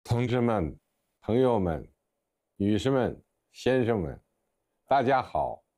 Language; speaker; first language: Chinese; native; Chinese